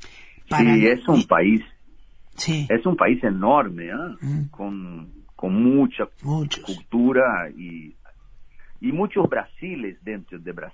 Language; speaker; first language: Spanish; non-native, fluent; Portuguese